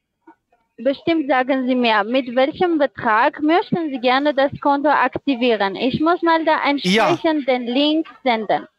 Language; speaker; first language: German; non-native, fluent; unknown